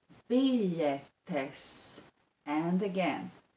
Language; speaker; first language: English; non-native, fluent; Latvian